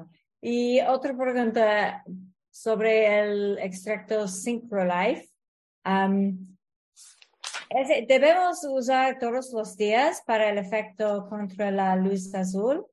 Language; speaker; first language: Spanish; non-native, fluent; English